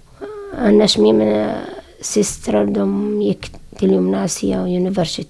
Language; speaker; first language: Swedish; non-native, learner; Syriac